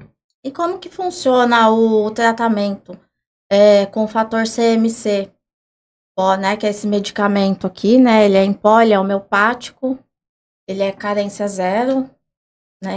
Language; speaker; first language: Portuguese; native; Portuguese